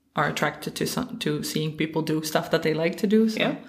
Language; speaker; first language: English; non-native, fluent; Dutch